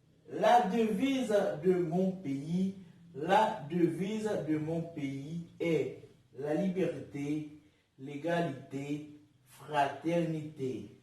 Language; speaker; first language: French; non-native, learner; Portuguese